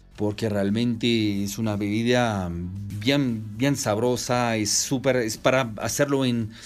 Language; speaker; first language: Spanish; non-native, fluent; French